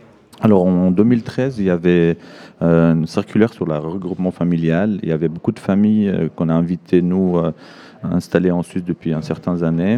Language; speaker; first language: French; non-native, fluent; Arabic